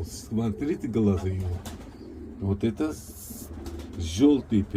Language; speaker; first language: Russian; non-native, local second language; Uzbek